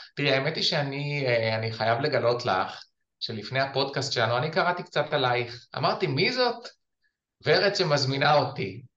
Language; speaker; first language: Hebrew; native; Hebrew